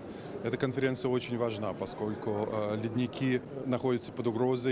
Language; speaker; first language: Russian; native; Russian